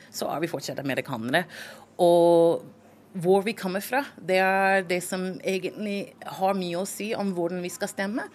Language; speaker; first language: Norwegian; non-native, fluent; English